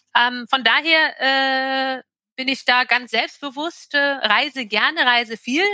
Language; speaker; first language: German; early bilingual, other home language; Turkish